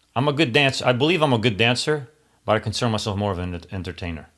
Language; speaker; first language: English; early bilingual, other home language; Greek